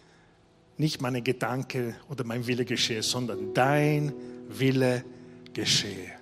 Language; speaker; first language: German; non-native, fluent; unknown